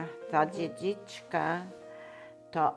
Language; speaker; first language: Polish; non-native, local second language; German